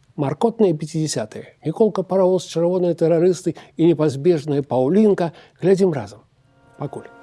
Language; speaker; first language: Belarusian; native; Belarusian